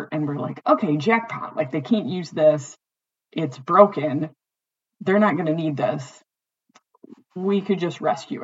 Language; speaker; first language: English; native; English